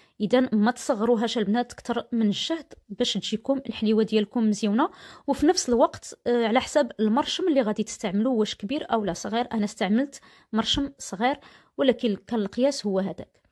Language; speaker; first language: Arabic; native; Arabic